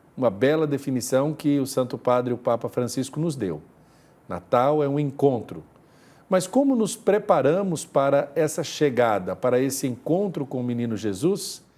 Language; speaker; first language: Portuguese; native; Portuguese